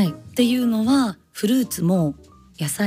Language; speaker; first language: Japanese; native; Japanese